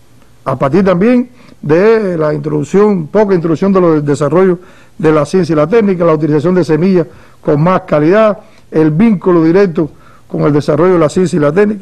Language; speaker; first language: Spanish; native; Spanish